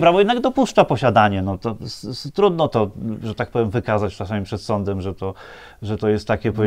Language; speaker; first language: Polish; native; Polish